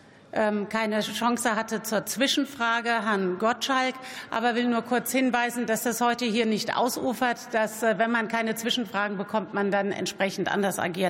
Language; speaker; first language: German; native; German